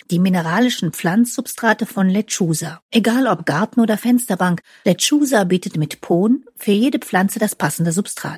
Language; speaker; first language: German; native; German